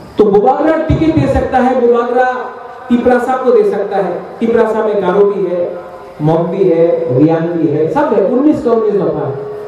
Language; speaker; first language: Hindi; non-native, local second language; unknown